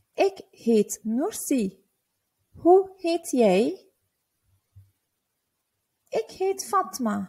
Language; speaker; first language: Dutch; non-native, fluent; Turkish